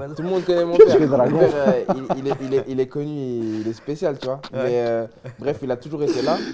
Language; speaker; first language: French; native; French